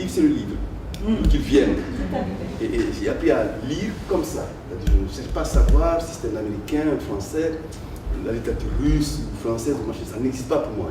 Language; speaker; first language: French; non-native, local second language; Fula